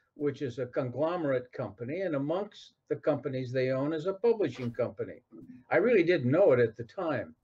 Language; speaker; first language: English; native; English